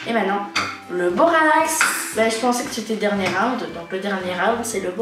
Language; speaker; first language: French; native; French